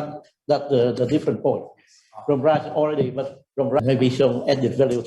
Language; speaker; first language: English; non-native, fluent; Vietnamese